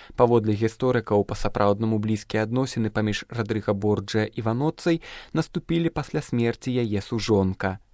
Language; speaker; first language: Belarusian; native; Belarusian